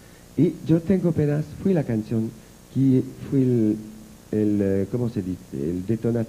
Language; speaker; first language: Spanish; non-native, learner; French